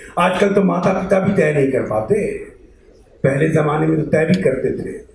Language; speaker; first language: Hindi; native; Hindi